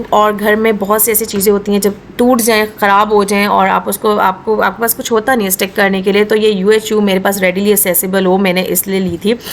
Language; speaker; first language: Urdu; native; Urdu